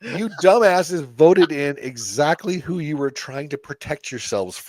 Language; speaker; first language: English; native; English